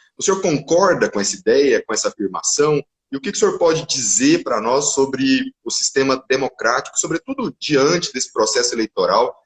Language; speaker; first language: Portuguese; native; Portuguese